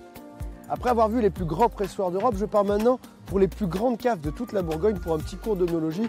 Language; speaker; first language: French; native; French